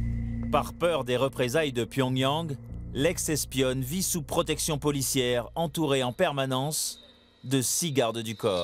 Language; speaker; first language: French; native; French